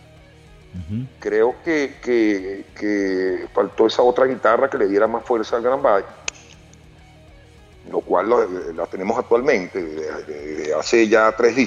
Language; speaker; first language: Spanish; native; Spanish